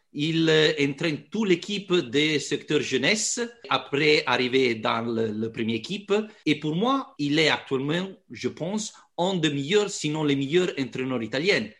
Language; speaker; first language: French; non-native, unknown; Italian